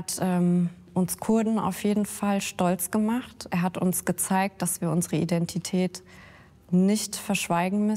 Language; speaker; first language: German; early bilingual, other home language; Kurdish